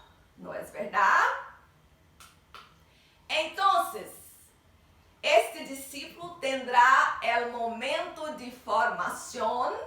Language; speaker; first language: Spanish; non-native, learner; Portuguese